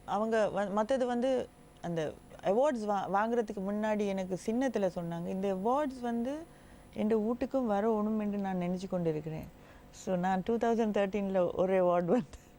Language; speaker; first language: Tamil; non-native, local second language; Gujarati